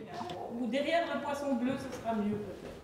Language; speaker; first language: French; native; French